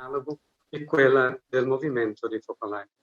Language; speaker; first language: Italian; native; Italian